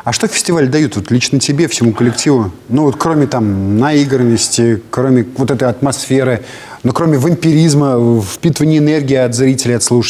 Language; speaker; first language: Russian; native; Russian